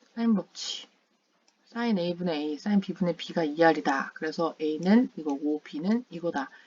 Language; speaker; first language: Korean; non-native, fluent; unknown